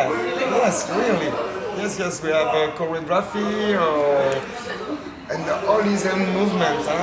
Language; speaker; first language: English; non-native, learner; French